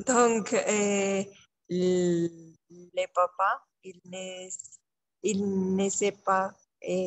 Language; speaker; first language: French; non-native, learner; Spanish